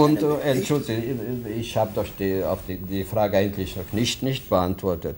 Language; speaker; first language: German; non-native, fluent; Hungarian